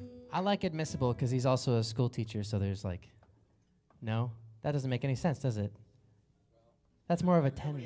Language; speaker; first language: English; native; English